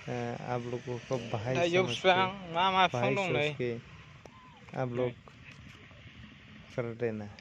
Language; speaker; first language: Hindi; non-native, local second language; Bodo